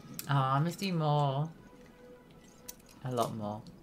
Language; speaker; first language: English; native; English